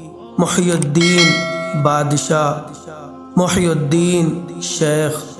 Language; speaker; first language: Urdu; native; Urdu